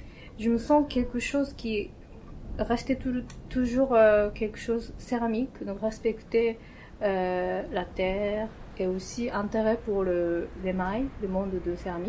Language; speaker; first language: French; non-native, fluent; Japanese